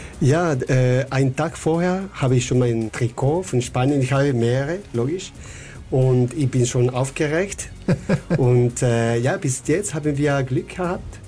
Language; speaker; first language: German; non-native, fluent; Spanish